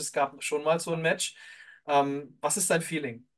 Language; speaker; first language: German; native; German